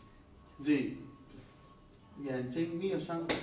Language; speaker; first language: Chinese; non-native, fluent; Urdu